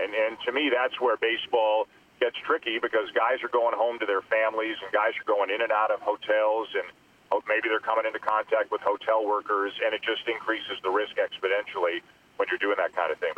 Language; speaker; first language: English; native; English